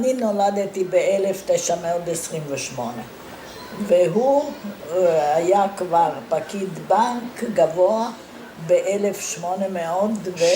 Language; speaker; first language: Hebrew; non-native, fluent; Italian